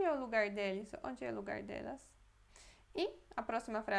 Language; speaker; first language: Portuguese; non-native, fluent; Polish